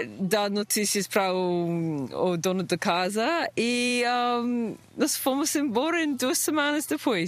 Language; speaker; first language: Portuguese; non-native, learner; English